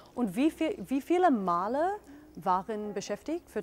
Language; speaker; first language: German; non-native, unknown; English